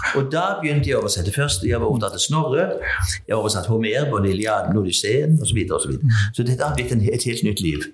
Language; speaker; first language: Norwegian; native; Norwegian